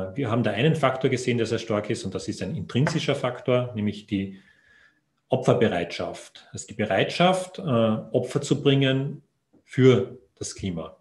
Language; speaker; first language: German; native; German